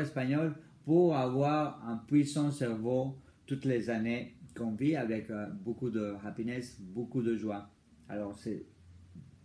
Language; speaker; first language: French; non-native, fluent; Spanish